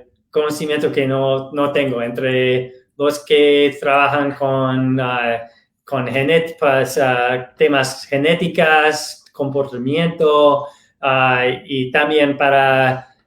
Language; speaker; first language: Spanish; non-native, fluent; English